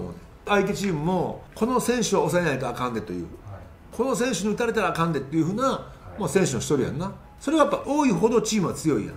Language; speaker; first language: Japanese; native; Japanese